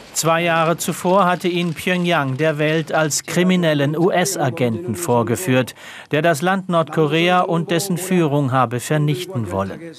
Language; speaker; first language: German; native; German